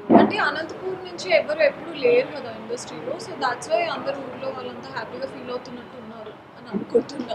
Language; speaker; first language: Telugu; non-native, local second language; Marathi